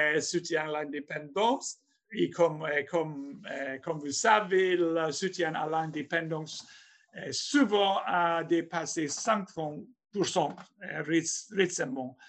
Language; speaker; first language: French; non-native, fluent; English